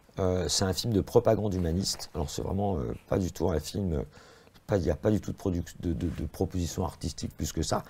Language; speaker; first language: French; native; French